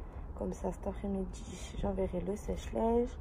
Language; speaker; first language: French; native; French